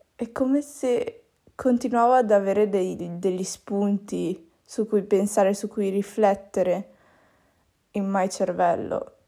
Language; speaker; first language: Italian; native; Italian